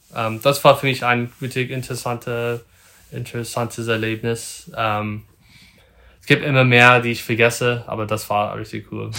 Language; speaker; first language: German; non-native, learner; English